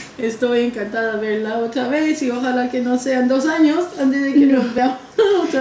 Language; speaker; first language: Spanish; non-native, fluent; English